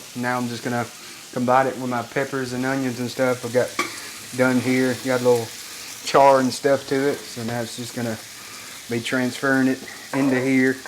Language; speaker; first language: English; native; English